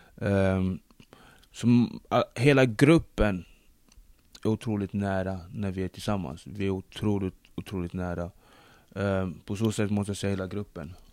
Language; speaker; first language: Swedish; early bilingual, other home language; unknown